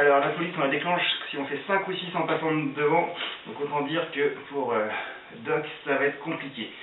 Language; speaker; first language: French; native; French